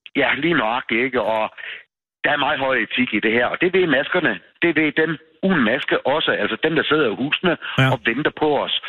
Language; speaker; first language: Danish; native; Danish